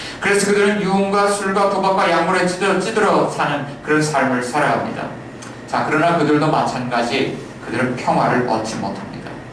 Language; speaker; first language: Korean; native; Korean